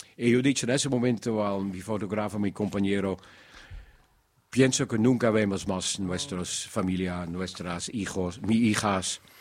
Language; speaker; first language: Spanish; non-native, learner; Dutch